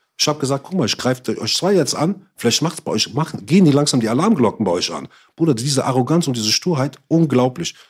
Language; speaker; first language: German; early bilingual, other home language; Arabic